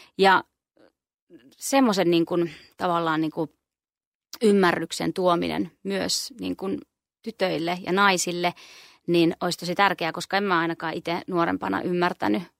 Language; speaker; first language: Finnish; native; Finnish